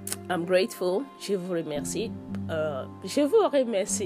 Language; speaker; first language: French; non-native, fluent; Yoruba